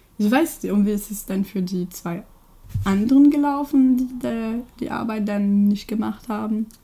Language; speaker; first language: German; non-native, fluent; French